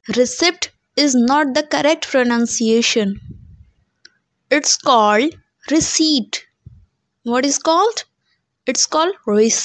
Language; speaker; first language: English; non-native, local second language; Hindi